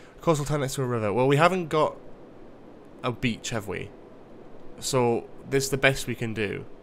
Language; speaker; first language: English; native; English